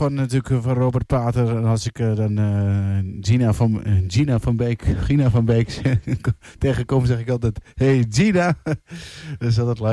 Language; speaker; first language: Dutch; native; Dutch